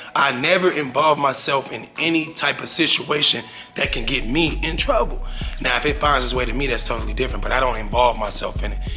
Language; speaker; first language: English; native; English